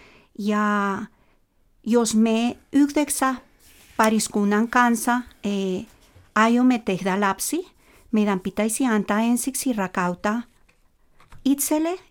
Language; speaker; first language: Finnish; non-native, fluent; Spanish